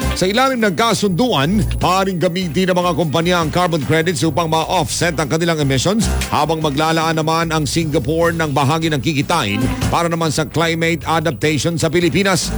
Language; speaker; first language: Filipino; non-native, local second language; Cebuano